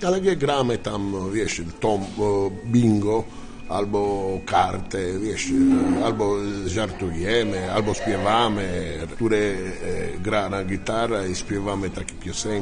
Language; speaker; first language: Polish; non-native, learner; Italian